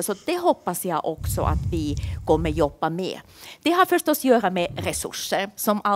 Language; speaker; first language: Swedish; non-native, fluent; Finnish